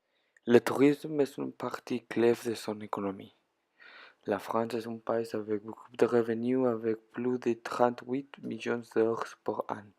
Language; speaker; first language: French; non-native, learner; Spanish